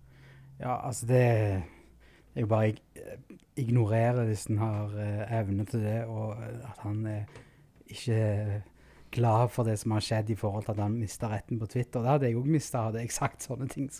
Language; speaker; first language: Norwegian; native; Norwegian